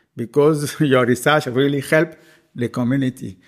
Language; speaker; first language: English; non-native, fluent; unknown